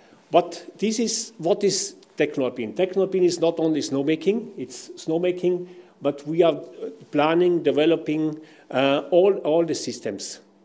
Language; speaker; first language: English; non-native, fluent; German